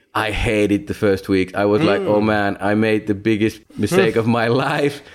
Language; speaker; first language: English; non-native, fluent; Finnish